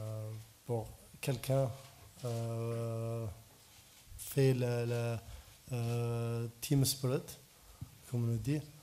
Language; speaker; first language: French; non-native, learner; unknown